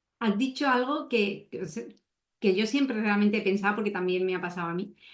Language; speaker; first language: Spanish; native; Spanish